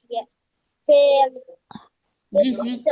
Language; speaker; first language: French; non-native, fluent; Russian